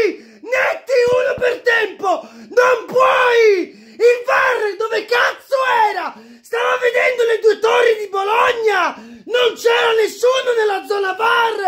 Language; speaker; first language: Italian; native; Italian